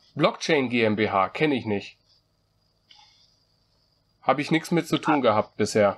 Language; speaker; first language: German; native; German